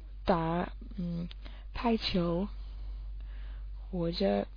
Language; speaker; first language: Chinese; non-native, learner; English